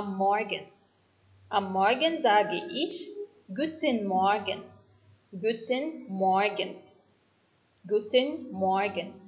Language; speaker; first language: German; non-native, fluent; Arabic